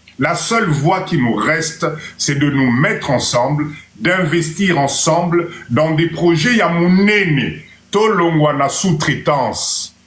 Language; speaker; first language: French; non-native, local second language; Lingala